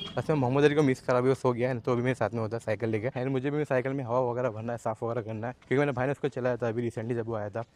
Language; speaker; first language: Hindi; non-native, local second language; Gujarati